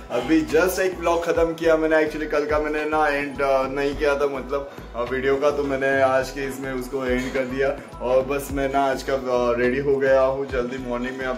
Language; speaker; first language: Hindi; non-native, local second language; Marathi